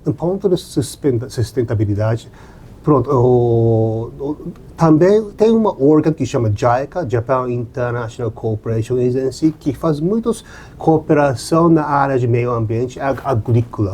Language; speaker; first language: Portuguese; non-native, learner; Japanese